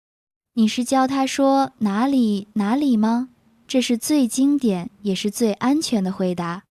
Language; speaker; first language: Chinese; native; Chinese